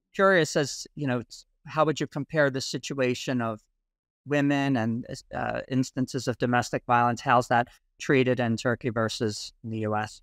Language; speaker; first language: English; native; English